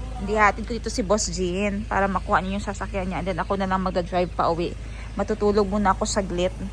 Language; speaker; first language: Filipino; non-native, local second language; Cebuano